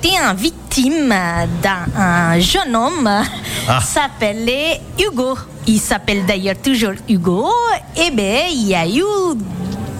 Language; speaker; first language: French; non-native, fluent; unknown